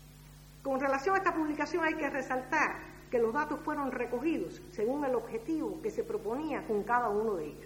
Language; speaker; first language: Spanish; native; Spanish